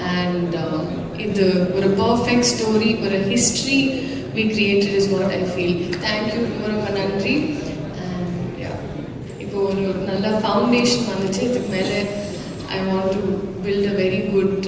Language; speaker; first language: Tamil; non-native, learner; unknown